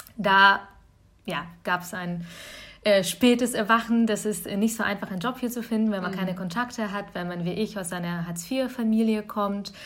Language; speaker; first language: German; early bilingual, other home language; Russian